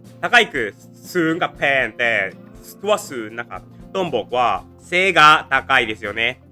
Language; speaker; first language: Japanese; non-native, fluent; Thai